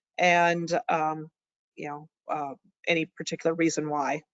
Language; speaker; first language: English; native; English